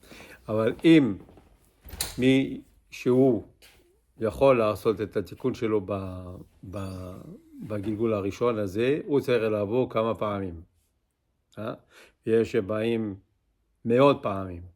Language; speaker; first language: Hebrew; non-native, fluent; English